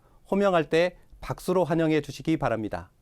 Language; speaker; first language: Korean; native; Korean